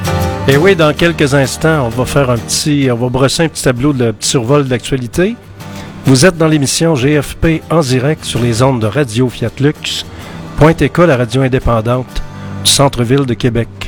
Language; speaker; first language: French; native; French